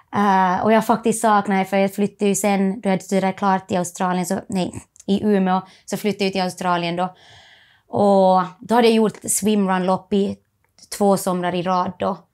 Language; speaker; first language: Swedish; native; Swedish